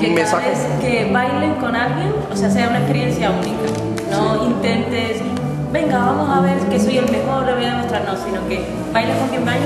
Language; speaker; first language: Spanish; native; Spanish